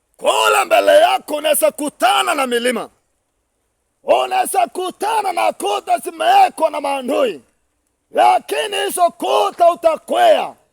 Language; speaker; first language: Swahili; non-native, local second language; Meru